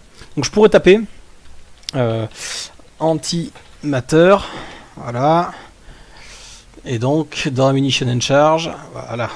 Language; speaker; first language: French; native; French